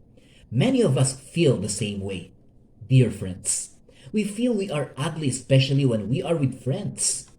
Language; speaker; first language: English; non-native, local second language; Hiligaynon